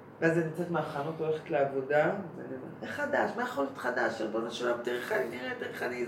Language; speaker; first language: Hebrew; native; Hebrew